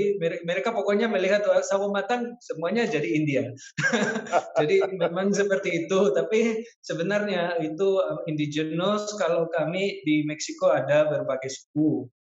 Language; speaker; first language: Indonesian; non-native, fluent; Spanish